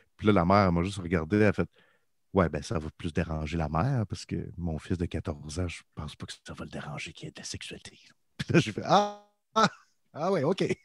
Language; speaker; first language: French; native; French